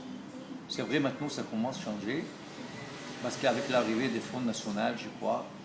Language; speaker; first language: French; non-native, learner; Arabic